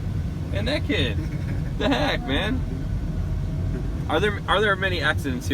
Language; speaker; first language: English; native; English